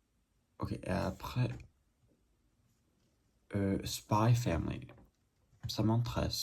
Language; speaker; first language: French; non-native, learner; English